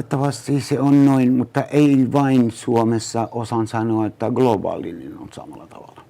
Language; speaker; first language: Finnish; non-native, learner; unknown